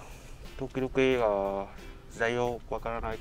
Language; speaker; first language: Japanese; non-native, learner; Vietnamese